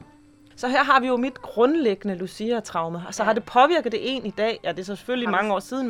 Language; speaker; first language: Danish; native; Danish